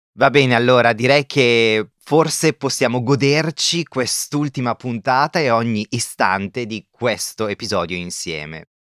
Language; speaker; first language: Italian; native; Italian